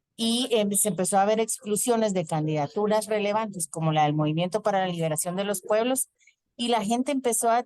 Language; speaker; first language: Spanish; native; Spanish